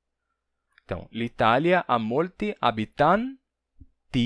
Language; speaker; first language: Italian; non-native, fluent; Portuguese